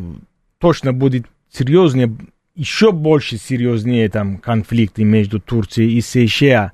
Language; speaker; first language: Russian; non-native, fluent; Turkish